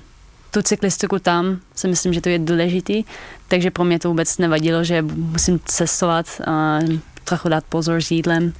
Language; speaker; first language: Czech; early bilingual, heritage; Dutch